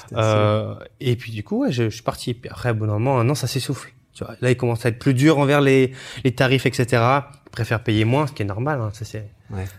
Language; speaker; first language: French; early bilingual, other home language; Chinese